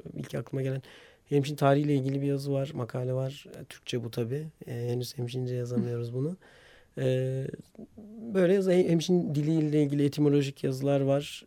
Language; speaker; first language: Turkish; non-native, local second language; Armenian